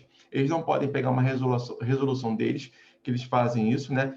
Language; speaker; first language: Portuguese; native; Portuguese